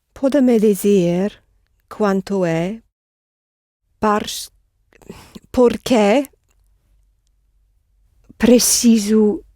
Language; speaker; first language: Portuguese; non-native, learner; English